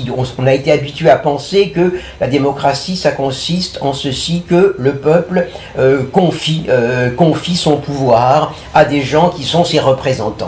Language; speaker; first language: French; native; French